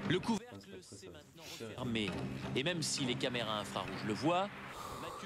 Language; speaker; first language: French; native; French